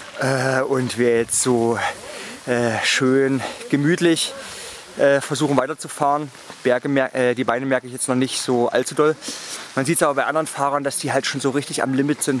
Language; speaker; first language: German; native; German